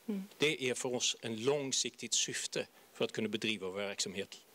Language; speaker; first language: Swedish; non-native, fluent; Dutch